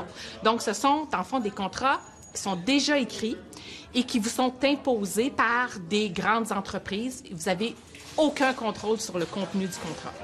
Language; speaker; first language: French; native; French